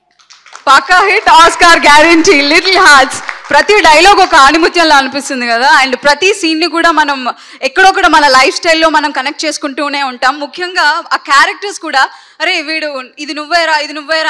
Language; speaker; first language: Telugu; native; Telugu